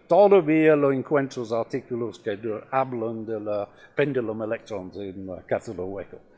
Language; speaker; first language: Spanish; non-native, fluent; English